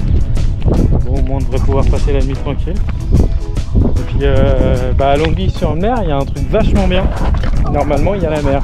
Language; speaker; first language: French; native; French